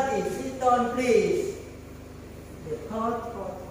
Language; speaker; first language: English; non-native, fluent; Indonesian